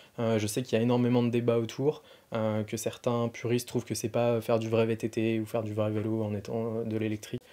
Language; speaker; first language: French; native; French